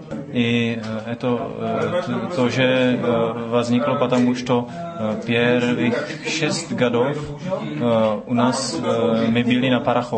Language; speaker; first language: Russian; non-native, learner; Czech